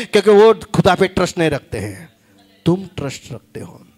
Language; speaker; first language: Hindi; non-native, local second language; Marathi